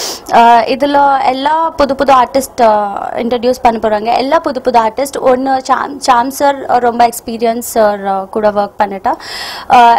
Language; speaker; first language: Tamil; non-native, learner; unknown